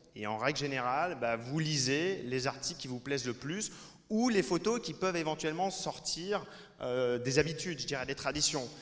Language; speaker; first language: French; native; French